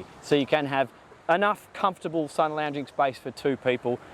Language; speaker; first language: English; native; English